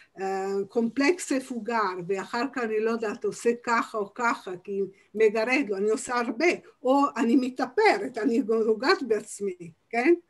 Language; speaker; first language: Hebrew; non-native, fluent; Italian